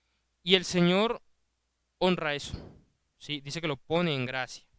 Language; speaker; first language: Spanish; native; Spanish